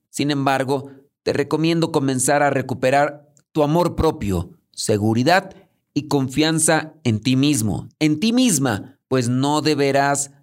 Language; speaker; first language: Spanish; native; Spanish